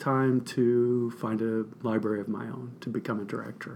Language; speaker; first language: English; native; English